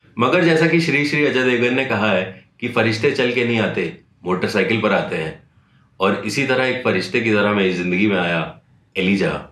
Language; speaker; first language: Hindi; native; Hindi